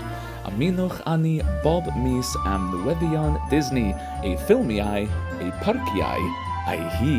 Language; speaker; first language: Welsh; non-native, learner; English